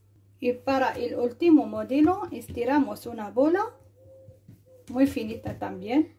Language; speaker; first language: Spanish; non-native, fluent; Arabic